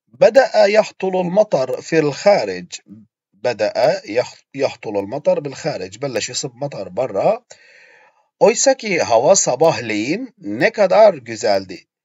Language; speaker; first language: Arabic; non-native, fluent; Turkish